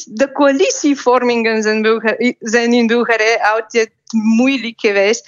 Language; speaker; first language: Dutch; non-native, fluent; Bulgarian